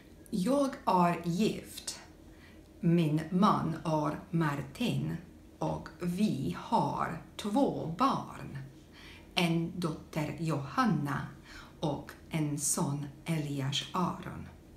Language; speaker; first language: Swedish; non-native, learner; Slovak